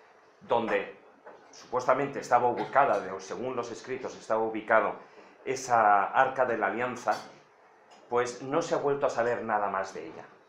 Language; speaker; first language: Spanish; native; Spanish